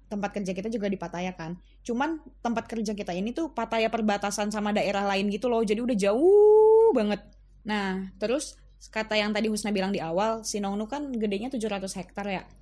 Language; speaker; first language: Indonesian; native; Indonesian